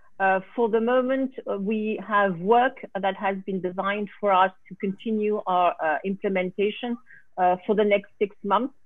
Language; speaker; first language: English; non-native, fluent; French